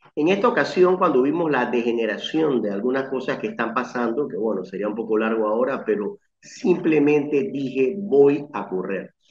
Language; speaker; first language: Spanish; native; Spanish